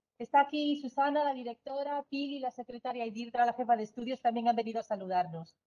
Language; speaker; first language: Spanish; native; Spanish